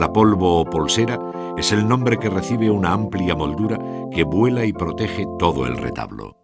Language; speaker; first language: Spanish; native; Spanish